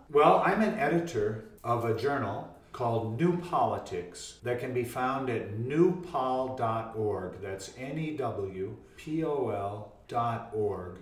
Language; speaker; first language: English; native; English